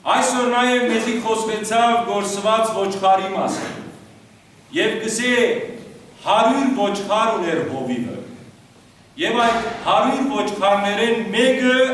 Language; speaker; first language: Armenian; early bilingual, heritage; Armenian